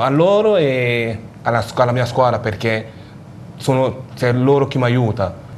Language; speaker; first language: Italian; non-native, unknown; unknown